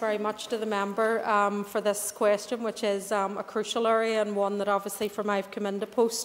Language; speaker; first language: English; native; English